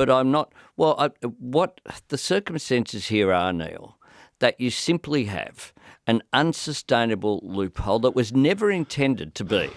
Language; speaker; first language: English; native; English